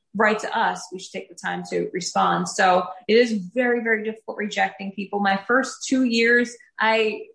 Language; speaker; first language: English; native; English